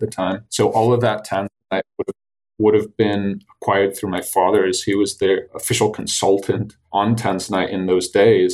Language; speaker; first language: English; native; English